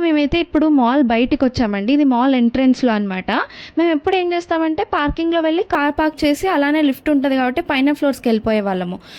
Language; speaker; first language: Telugu; non-native, local second language; Kannada